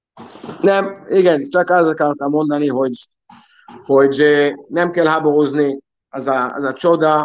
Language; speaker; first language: Hungarian; non-native, learner; Hebrew